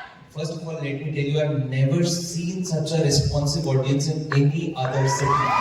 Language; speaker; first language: English; non-native, local second language; Hindi